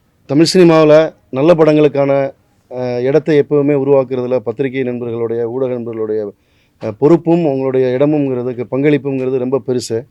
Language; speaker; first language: Tamil; native; Tamil